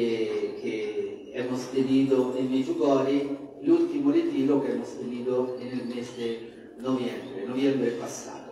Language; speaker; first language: Spanish; non-native, fluent; Italian